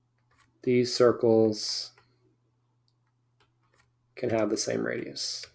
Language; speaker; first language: English; native; English